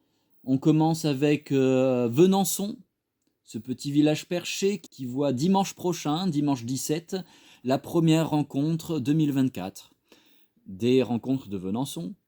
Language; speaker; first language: French; native; French